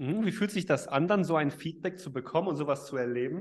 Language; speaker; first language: German; native; German